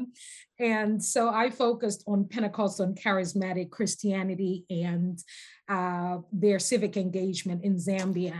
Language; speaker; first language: English; non-native, local second language; Nyanja